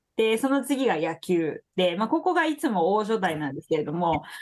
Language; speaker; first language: Japanese; native; Japanese